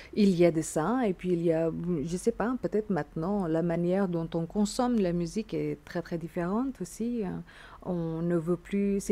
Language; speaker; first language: French; non-native, fluent; Indonesian